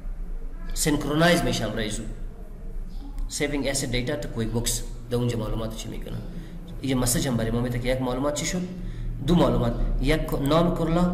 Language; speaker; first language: Persian; non-native, local second language; Pashto